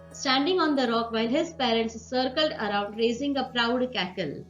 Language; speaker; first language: English; non-native, local second language; Marathi